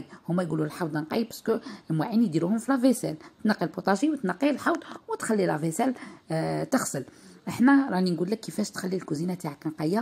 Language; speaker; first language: Arabic; native; Arabic